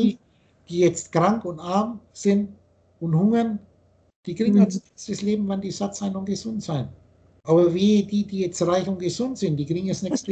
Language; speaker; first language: German; native; German